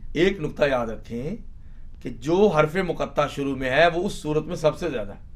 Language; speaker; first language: Urdu; native; Urdu